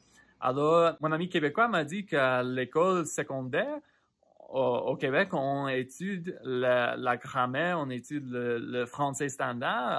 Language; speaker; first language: French; non-native, fluent; English